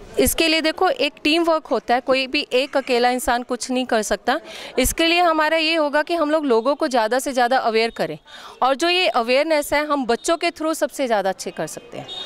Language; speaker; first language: Hindi; native; Hindi